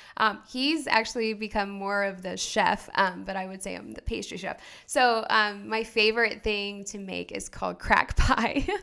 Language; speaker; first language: English; native; English